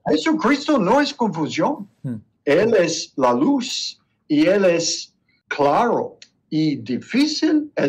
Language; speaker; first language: Spanish; non-native, learner; English